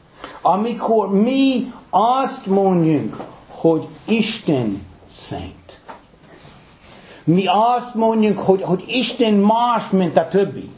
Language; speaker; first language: Hungarian; early bilingual, heritage; English